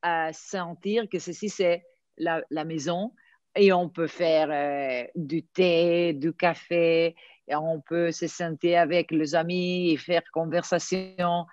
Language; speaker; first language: French; non-native, fluent; Italian